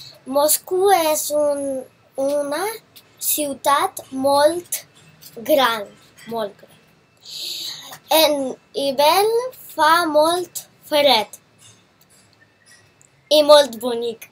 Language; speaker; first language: Catalan; early bilingual, other home language; Russian